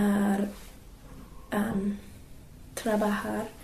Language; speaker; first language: Spanish; non-native, learner; English